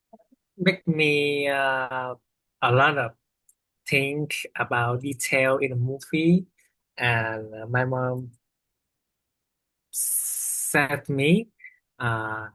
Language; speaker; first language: English; non-native, learner; Vietnamese